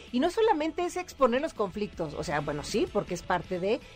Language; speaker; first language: Spanish; native; Spanish